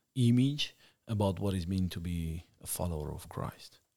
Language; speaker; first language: English; non-native, fluent; Romanian